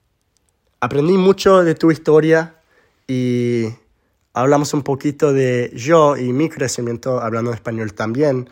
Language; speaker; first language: Spanish; early bilingual, heritage; Spanish